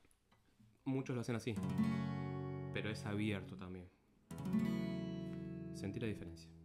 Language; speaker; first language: Spanish; native; Spanish